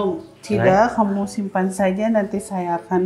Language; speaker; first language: Indonesian; native; Indonesian